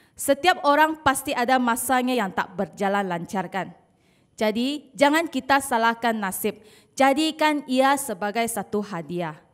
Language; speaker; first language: Malay; non-native, local second language; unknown